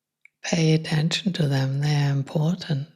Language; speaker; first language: English; non-native, fluent; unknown